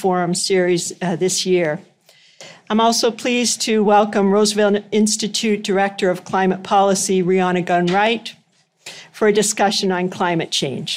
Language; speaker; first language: English; native; English